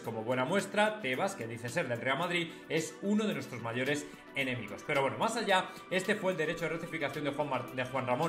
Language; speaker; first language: Spanish; native; Spanish